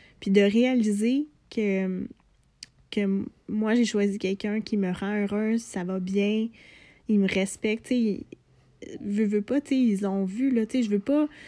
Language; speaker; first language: French; native; French